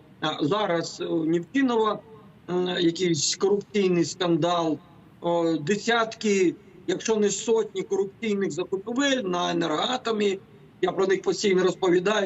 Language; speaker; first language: Ukrainian; native; Ukrainian